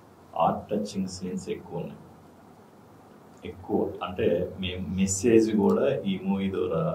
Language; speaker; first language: Telugu; native; Telugu